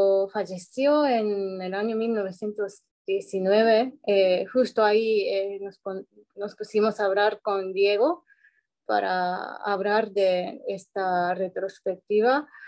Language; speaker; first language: Spanish; non-native, fluent; Japanese